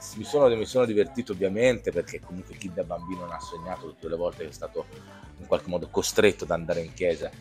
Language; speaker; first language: Italian; native; Italian